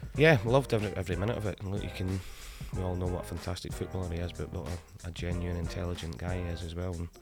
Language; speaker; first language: English; native; English